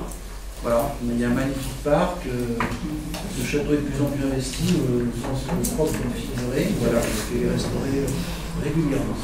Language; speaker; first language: French; native; French